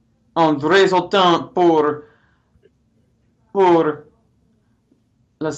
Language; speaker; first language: French; non-native, learner; English